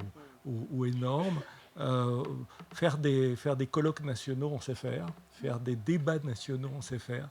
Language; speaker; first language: French; native; French